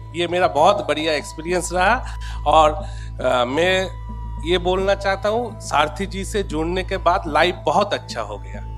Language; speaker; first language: Hindi; non-native, local second language; Bangla